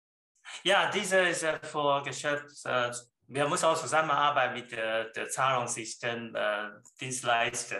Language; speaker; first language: German; non-native, learner; Chinese